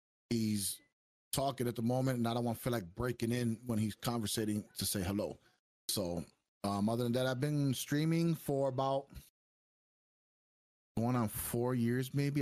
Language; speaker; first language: English; early bilingual, other home language; Spanish